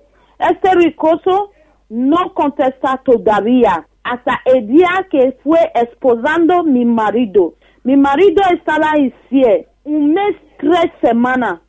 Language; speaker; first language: Spanish; non-native, learner; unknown